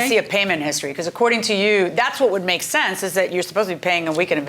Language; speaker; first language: English; native; English